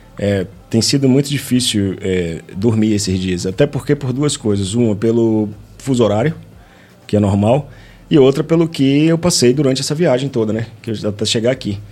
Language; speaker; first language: Portuguese; native; Portuguese